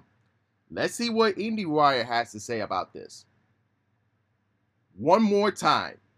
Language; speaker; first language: English; native; English